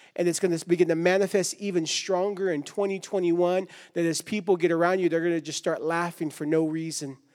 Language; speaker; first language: English; native; English